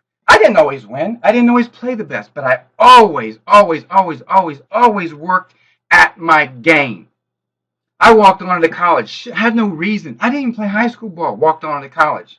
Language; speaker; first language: English; native; English